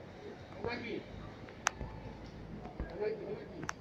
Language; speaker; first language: Spanish; native; Spanish